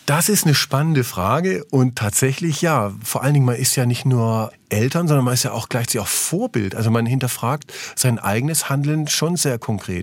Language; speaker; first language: German; native; German